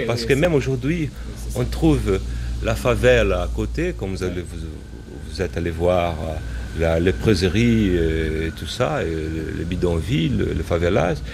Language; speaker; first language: French; non-native, fluent; Portuguese